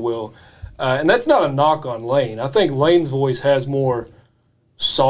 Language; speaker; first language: English; native; English